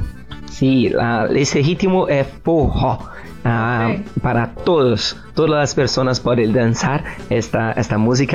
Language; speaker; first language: Spanish; non-native, learner; Portuguese